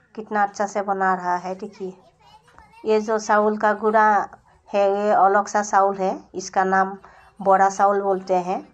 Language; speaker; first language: Hindi; non-native, local second language; Assamese